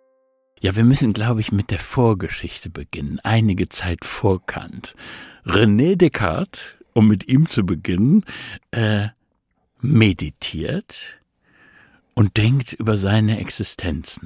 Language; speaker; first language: German; native; German